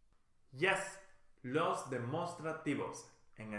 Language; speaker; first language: Spanish; non-native, fluent; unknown